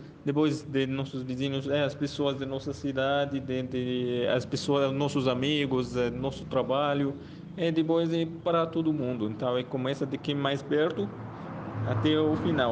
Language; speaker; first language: Portuguese; non-native, fluent; Arabic